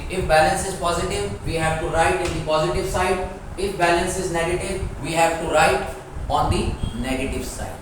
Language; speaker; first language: English; non-native, local second language; Hindi